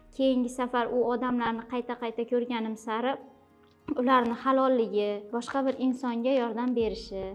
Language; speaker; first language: Uzbek; native; Uzbek